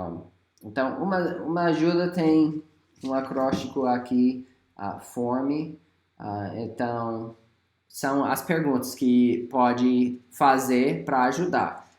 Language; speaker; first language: Portuguese; non-native, fluent; English